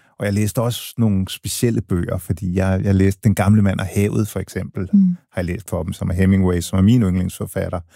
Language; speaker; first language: Danish; early bilingual, other home language; English